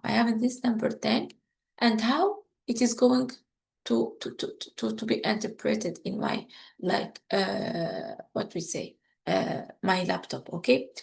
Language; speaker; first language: English; non-native, fluent; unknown